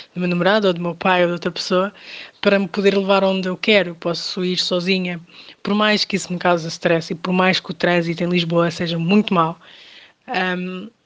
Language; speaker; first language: Portuguese; early bilingual, other home language; Kabuverdianu